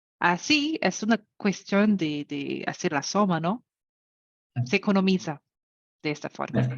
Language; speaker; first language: Spanish; non-native, learner; Portuguese